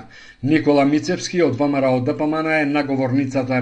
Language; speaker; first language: Macedonian; native; Macedonian